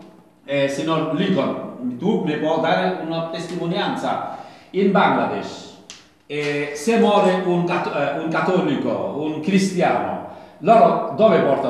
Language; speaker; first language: Italian; non-native, learner; Bangla